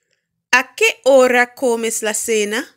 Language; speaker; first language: Spanish; non-native, fluent; English